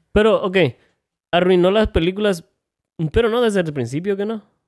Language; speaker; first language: Spanish; native; Spanish